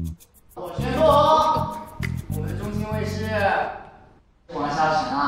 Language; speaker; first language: Chinese; native; Chinese